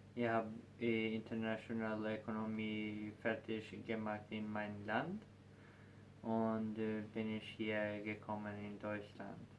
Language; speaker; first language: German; non-native, learner; Albanian